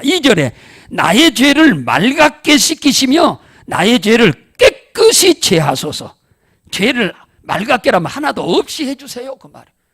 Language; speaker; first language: Korean; native; Korean